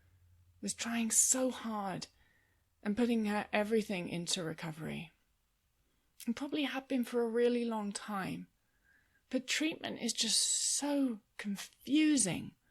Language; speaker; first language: English; native; English